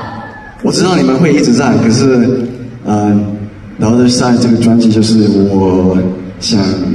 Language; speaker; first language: Chinese; early bilingual, heritage; English